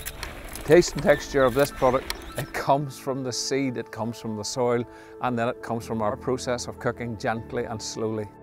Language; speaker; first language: English; native; English